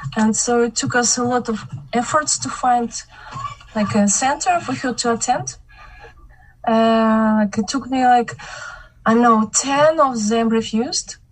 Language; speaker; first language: English; non-native, fluent; Kazakh